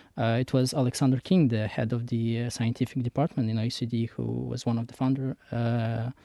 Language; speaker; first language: English; non-native, fluent; Persian